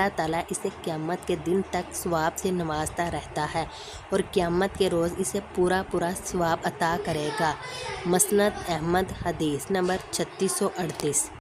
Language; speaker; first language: Urdu; native; Urdu